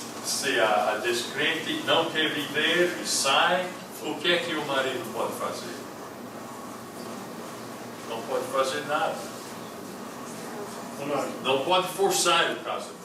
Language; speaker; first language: Portuguese; non-native, fluent; English